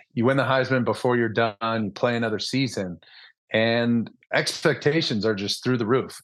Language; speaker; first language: English; early bilingual, other home language; Spanish